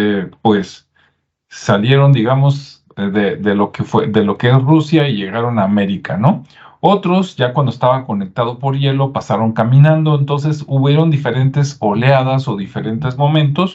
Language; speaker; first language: Spanish; native; Spanish